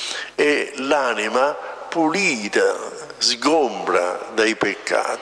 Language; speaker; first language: Italian; native; Italian